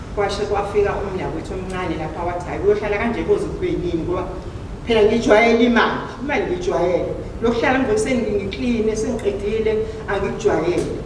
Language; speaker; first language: Zulu; native; Zulu